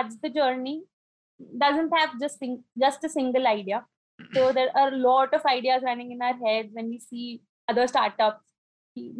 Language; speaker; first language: English; non-native, local second language; Marathi